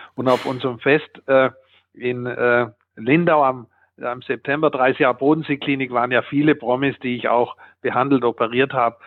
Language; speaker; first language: German; native; German